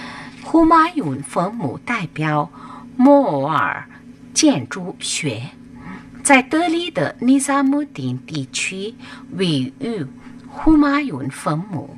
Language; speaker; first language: Chinese; non-native, learner; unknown